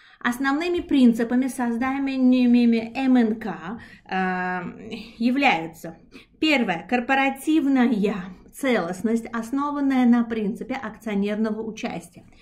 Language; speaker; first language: Russian; non-native, local second language; Uzbek